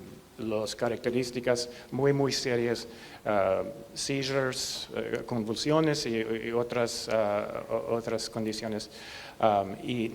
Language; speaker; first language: Spanish; non-native, learner; English